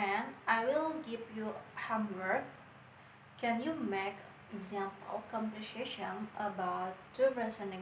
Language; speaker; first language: English; non-native, learner; Indonesian